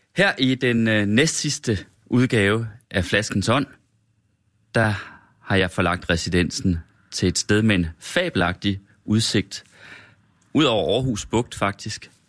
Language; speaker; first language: Danish; native; Danish